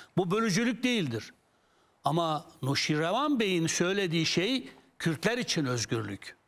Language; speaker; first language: Turkish; non-native, local second language; Kurdish